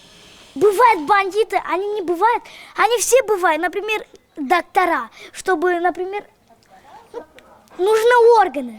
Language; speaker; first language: Russian; non-native, local second language; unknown